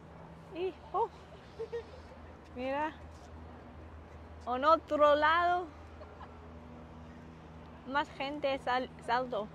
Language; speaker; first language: Spanish; non-native, learner; Danish